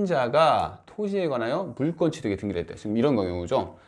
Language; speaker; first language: Korean; native; Korean